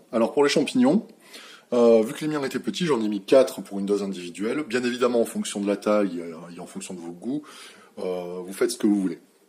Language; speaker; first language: French; native; French